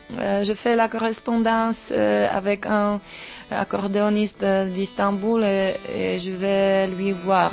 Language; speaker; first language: French; non-native, learner; Czech